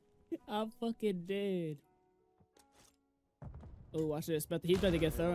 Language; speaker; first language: English; native; English